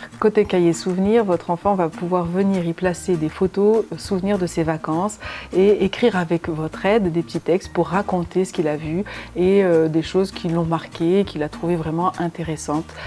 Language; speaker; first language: French; native; French